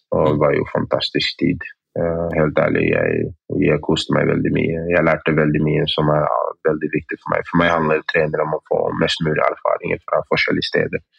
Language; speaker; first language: Norwegian; early bilingual, other home language; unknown